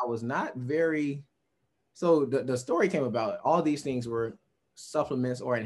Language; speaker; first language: English; native; English